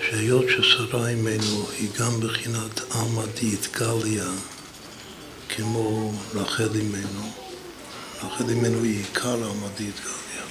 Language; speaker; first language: Hebrew; non-native, fluent; English